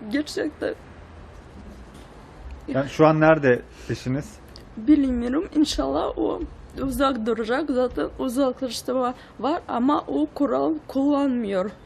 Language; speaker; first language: Turkish; non-native, learner; Russian